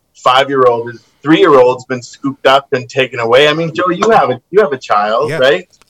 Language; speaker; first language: English; native; English